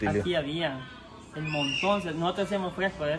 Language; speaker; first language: Spanish; native; Spanish